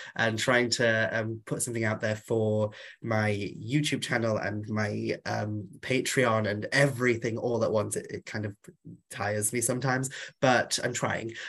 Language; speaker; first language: English; non-native, local second language; Welsh